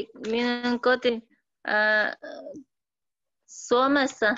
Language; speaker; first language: Finnish; non-native, learner; Russian